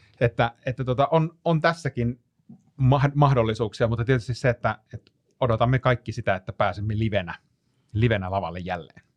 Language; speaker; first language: Finnish; native; Finnish